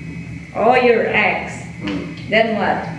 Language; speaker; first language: English; non-native, fluent; Indonesian